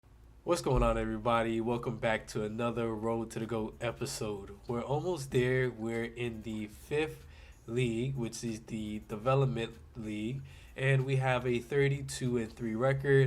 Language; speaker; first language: English; native; English